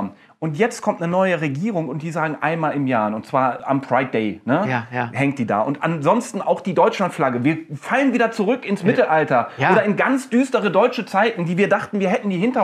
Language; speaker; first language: German; native; German